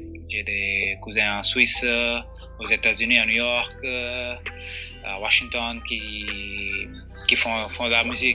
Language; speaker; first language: French; non-native, fluent; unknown